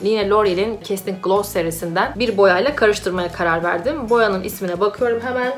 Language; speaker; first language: Turkish; native; Turkish